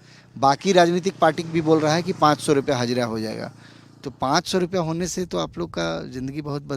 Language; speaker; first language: Hindi; native; Hindi